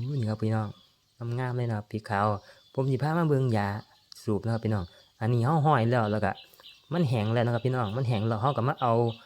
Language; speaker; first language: Thai; native; Thai